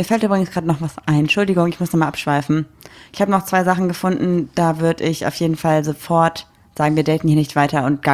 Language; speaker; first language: German; native; German